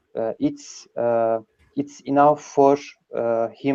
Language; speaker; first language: English; non-native, learner; Turkish